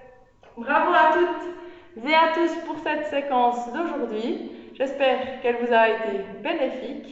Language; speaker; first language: French; native; French